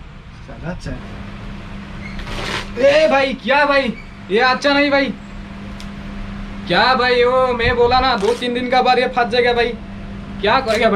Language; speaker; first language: Hindi; non-native, local second language; Assamese